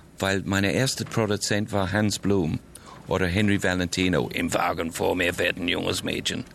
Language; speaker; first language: German; non-native, fluent; English